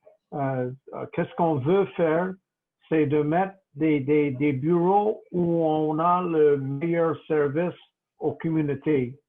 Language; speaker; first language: French; non-native, local second language; English